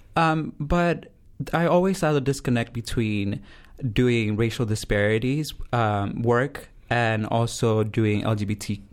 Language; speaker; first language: English; early bilingual, other home language; Spanish